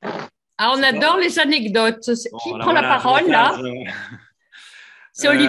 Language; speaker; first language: French; native; French